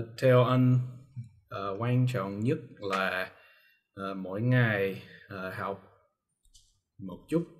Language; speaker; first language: Vietnamese; non-native, learner; English